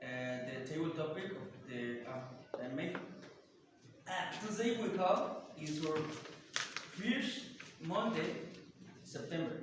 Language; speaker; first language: English; non-native, learner; Spanish